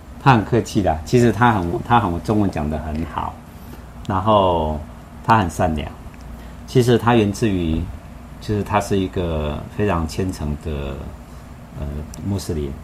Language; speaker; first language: Chinese; native; Chinese